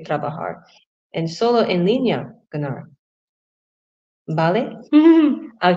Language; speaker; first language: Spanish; non-native, learner; English